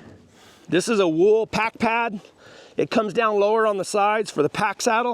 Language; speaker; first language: English; native; English